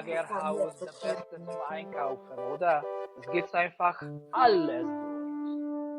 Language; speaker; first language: German; non-native, learner; Hungarian